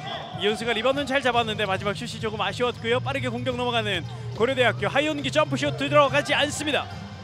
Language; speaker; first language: Korean; native; Korean